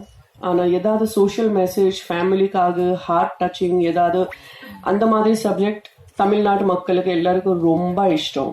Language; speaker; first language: Tamil; non-native, fluent; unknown